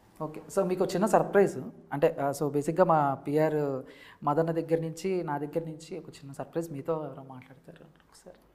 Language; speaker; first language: Telugu; native; Telugu